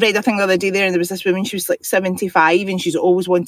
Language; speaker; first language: English; native; English